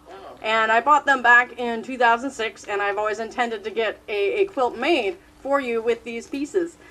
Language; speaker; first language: English; native; English